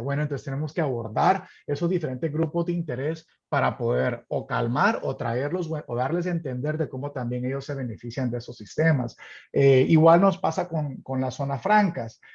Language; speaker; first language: Spanish; native; Spanish